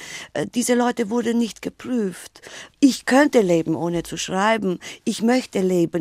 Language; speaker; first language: German; native; German